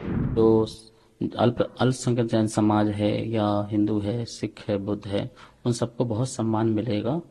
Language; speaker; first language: Hindi; native; Hindi